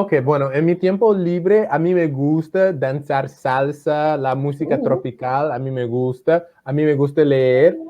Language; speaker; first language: Spanish; non-native, fluent; English